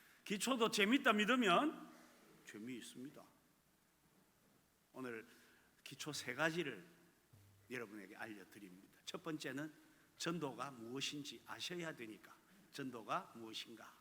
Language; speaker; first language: Korean; native; Korean